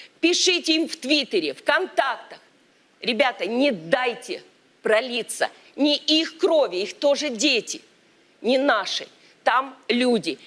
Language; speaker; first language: Russian; native; Russian